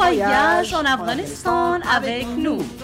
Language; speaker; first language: French; non-native, learner; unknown